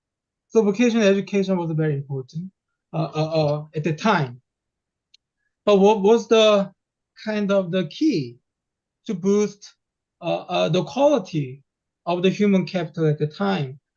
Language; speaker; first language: English; non-native, fluent; Korean